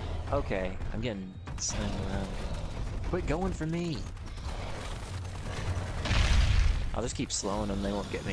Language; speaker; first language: English; native; English